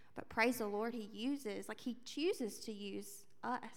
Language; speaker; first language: English; native; English